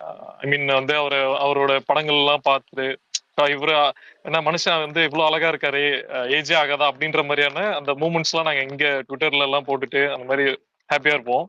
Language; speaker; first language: Tamil; native; Tamil